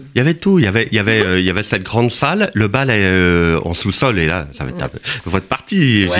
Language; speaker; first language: French; native; French